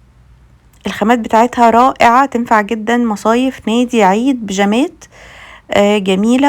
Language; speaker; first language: Arabic; native; Arabic